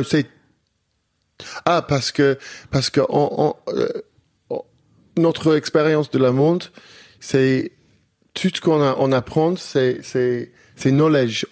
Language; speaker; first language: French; non-native, learner; English